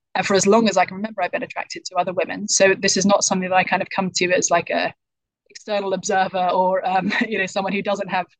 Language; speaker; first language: English; native; English